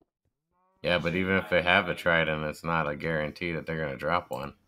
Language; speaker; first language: English; native; English